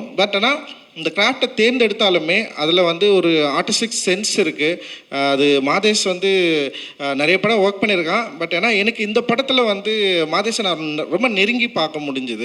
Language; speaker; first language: Tamil; native; Tamil